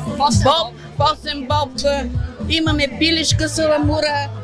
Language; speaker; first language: Bulgarian; native; Bulgarian